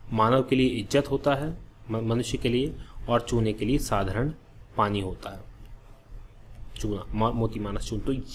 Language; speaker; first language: Hindi; native; Hindi